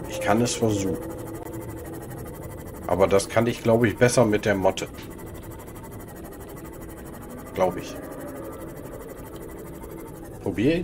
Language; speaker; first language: German; native; German